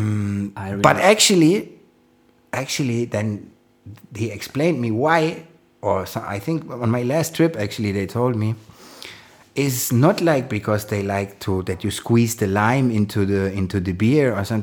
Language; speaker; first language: English; non-native, fluent; German